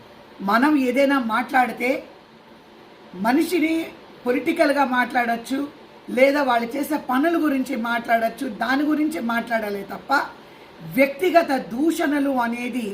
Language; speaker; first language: Telugu; native; Telugu